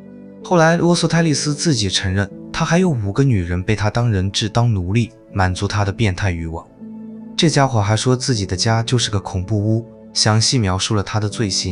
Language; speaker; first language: Chinese; native; Chinese